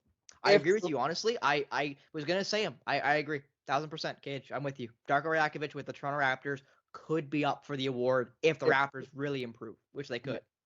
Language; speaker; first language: English; native; English